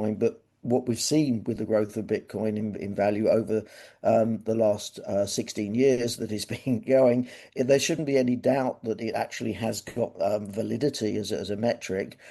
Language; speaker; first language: English; native; English